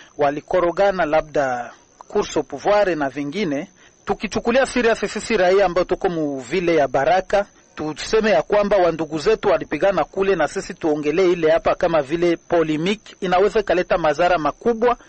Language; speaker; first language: Swahili; native; Swahili